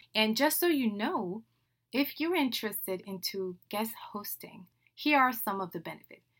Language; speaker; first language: English; non-native, fluent; French